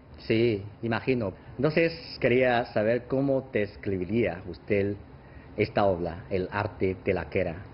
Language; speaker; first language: Spanish; non-native, fluent; Chinese